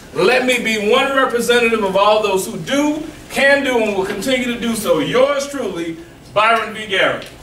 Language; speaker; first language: English; native; English